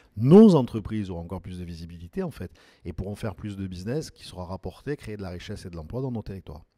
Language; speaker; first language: French; native; French